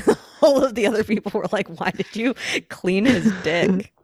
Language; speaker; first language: English; native; English